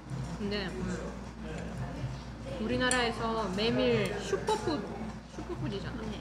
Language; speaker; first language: Korean; non-native, fluent; Russian